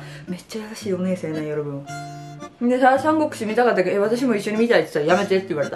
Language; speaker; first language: Japanese; native; Japanese